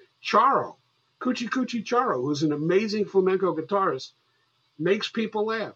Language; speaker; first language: English; native; English